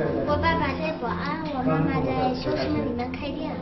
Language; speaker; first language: Chinese; non-native, local second language; Uyghur